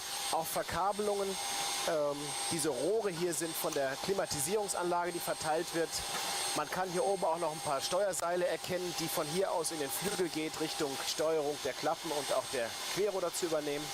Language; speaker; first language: German; native; German